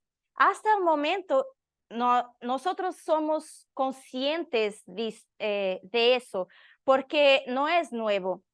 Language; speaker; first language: Spanish; non-native, learner; Portuguese